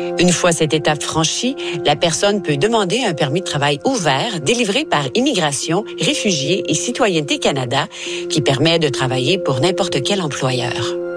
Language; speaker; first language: French; native; French